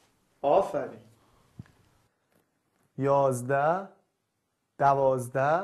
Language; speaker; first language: Persian; non-native, learner; Arabic